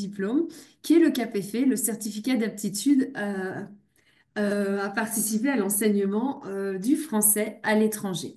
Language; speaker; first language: French; native; French